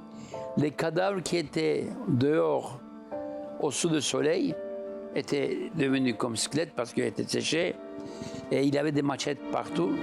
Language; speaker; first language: French; non-native, fluent; Turkish